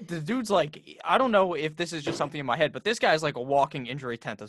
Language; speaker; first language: English; native; English